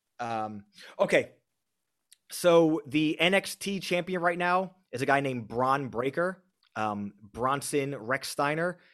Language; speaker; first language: English; native; English